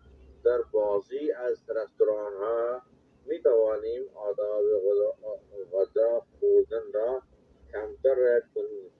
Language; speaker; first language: Persian; non-native, learner; Urdu